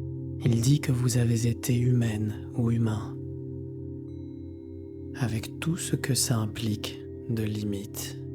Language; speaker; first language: French; native; French